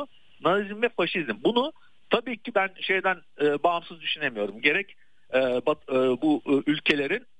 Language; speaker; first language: Turkish; native; Turkish